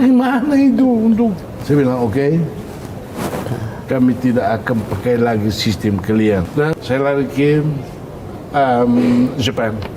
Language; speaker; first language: Indonesian; non-native, fluent; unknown